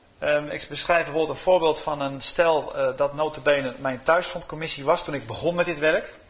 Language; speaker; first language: Dutch; native; Dutch